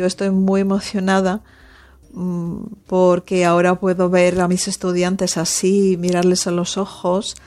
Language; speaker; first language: Spanish; non-native, fluent; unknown